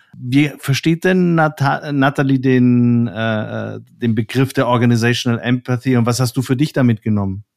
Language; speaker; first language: German; native; German